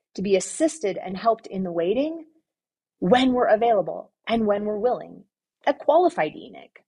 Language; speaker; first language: English; native; English